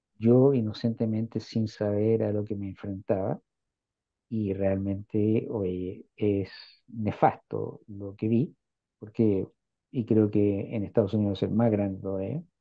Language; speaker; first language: Spanish; native; Spanish